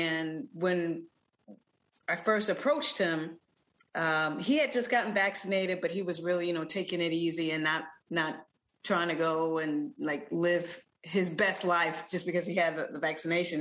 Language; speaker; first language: English; native; English